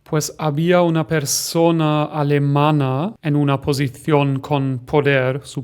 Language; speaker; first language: Spanish; non-native, fluent; German